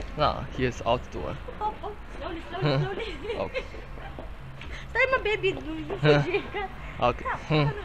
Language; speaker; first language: English; non-native, learner; Romanian